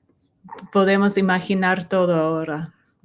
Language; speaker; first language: Spanish; non-native, learner; English